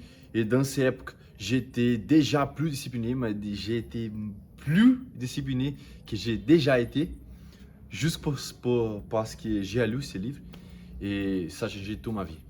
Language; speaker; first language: French; non-native, learner; Portuguese